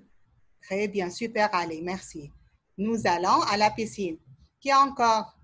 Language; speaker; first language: French; non-native, fluent; Arabic